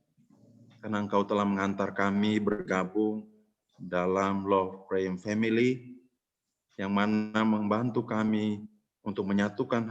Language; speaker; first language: Indonesian; native; Indonesian